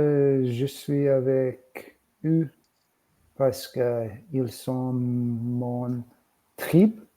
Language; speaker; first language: French; non-native, learner; English